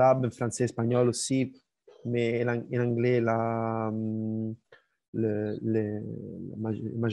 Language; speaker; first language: French; non-native, learner; Spanish